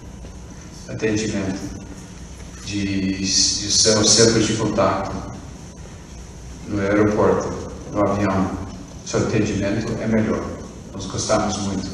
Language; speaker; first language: Portuguese; non-native, fluent; English